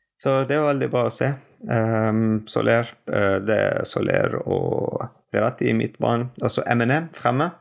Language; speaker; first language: Norwegian; non-native, fluent; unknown